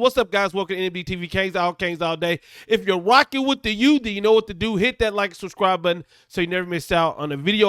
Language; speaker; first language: English; native; English